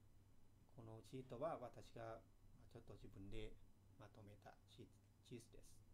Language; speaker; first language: Japanese; non-native, fluent; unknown